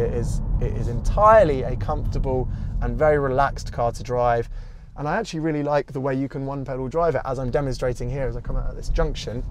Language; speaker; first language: English; native; English